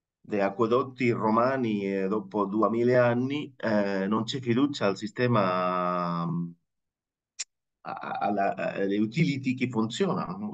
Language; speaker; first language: Italian; non-native, fluent; Spanish